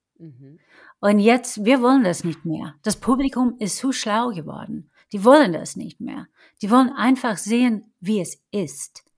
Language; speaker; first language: German; non-native, fluent; English